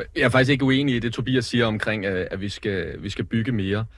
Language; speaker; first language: Danish; native; Danish